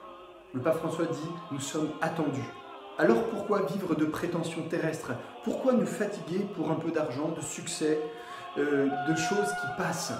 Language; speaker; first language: French; native; French